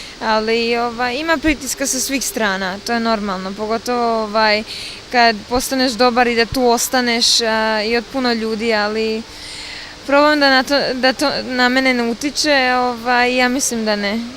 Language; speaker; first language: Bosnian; early bilingual, other home language; Serbian